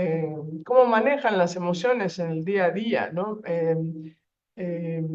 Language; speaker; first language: Spanish; native; Spanish